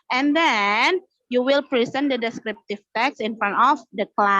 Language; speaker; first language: English; non-native, learner; Indonesian